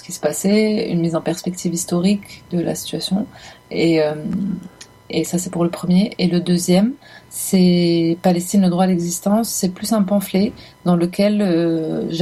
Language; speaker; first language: French; non-native, local second language; Arabic